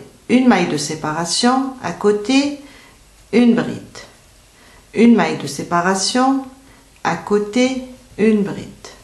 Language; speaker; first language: French; native; French